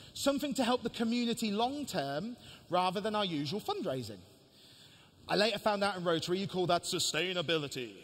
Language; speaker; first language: English; native; English